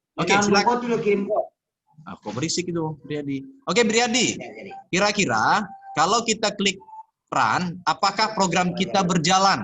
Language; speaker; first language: Indonesian; native; Indonesian